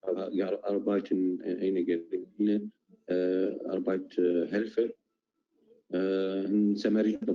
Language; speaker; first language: German; non-native, learner; Arabic